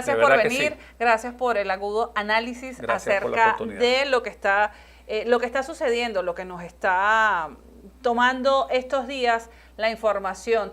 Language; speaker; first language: Spanish; native; Spanish